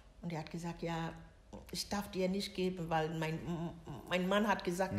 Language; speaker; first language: German; non-native, learner; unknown